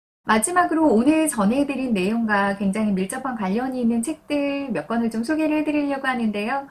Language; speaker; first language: Korean; native; Korean